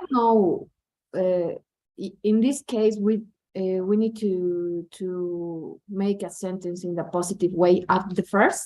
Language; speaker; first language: English; non-native, learner; Spanish